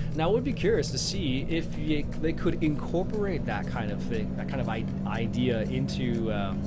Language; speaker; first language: English; native; English